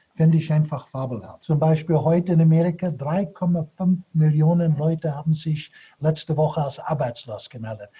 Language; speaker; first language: German; non-native, fluent; English